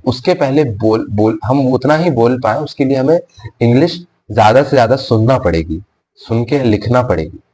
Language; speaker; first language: Hindi; native; Hindi